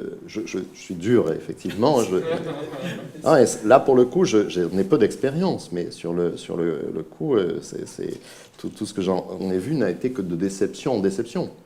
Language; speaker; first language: French; native; French